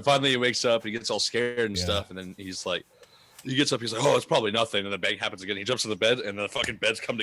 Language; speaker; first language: English; native; English